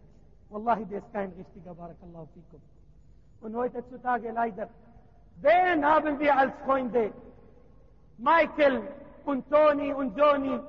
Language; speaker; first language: German; non-native, learner; Arabic